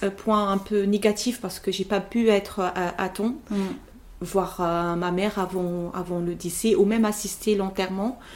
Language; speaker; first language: French; non-native, local second language; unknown